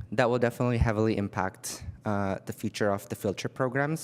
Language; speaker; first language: English; non-native, fluent; Indonesian